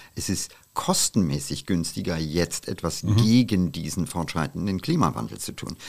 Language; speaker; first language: German; non-native, fluent; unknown